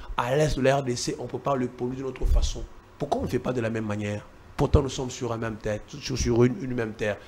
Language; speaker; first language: French; non-native, local second language; Luba-Lulua